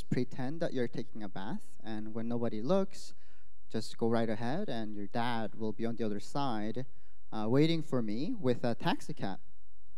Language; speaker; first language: English; non-native, fluent; Korean